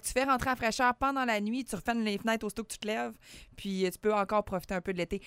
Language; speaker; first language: French; native; French